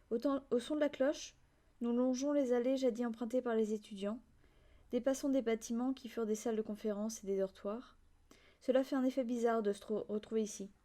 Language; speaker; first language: French; native; French